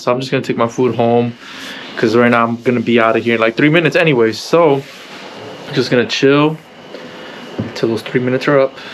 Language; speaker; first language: English; early bilingual, other home language; Spanish